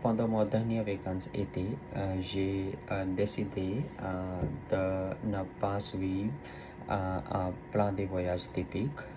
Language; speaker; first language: French; non-native, learner; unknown